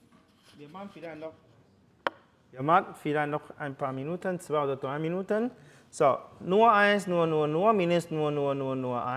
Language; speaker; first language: German; non-native, learner; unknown